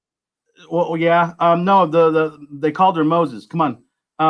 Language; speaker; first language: English; native; English